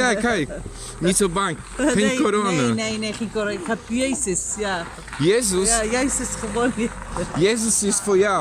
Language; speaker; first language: Dutch; non-native, learner; Polish